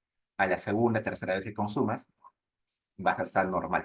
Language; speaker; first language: Spanish; native; Spanish